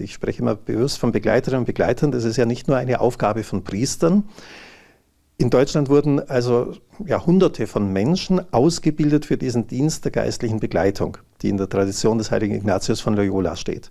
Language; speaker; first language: German; native; German